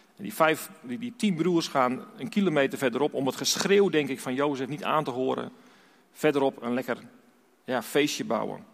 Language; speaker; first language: Dutch; native; Dutch